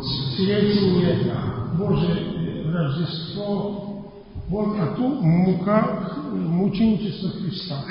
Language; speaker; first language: Russian; non-native, fluent; Polish